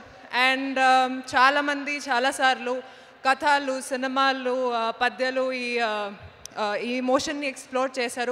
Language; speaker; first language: Telugu; non-native, local second language; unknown